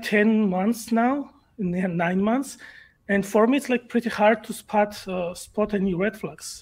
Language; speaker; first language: English; non-native, learner; Georgian